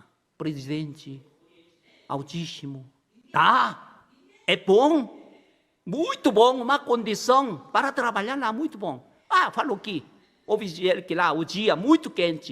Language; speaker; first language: Portuguese; non-native, learner; Korean